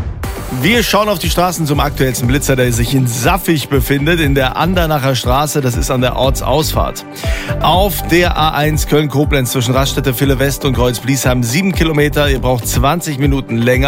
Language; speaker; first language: German; native; German